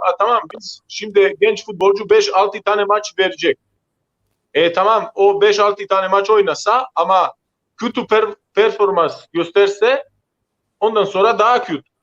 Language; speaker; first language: Turkish; non-native, learner; Croatian